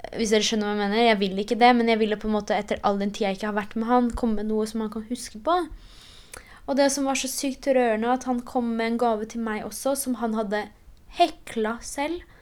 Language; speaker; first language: Norwegian; early bilingual, other home language; Polish